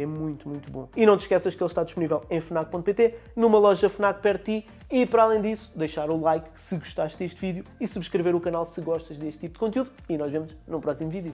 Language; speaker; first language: Portuguese; native; Portuguese